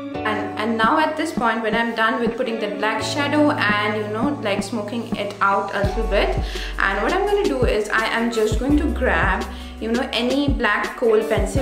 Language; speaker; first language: English; non-native, local second language; Bangla